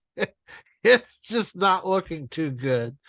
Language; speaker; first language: English; native; English